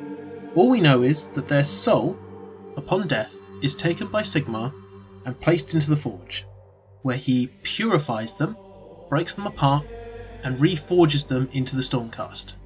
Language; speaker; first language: English; native; English